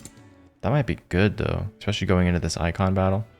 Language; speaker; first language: English; native; English